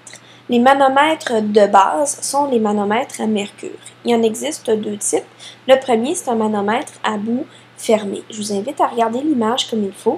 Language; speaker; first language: French; native; French